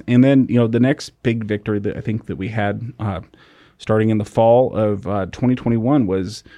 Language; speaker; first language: English; native; English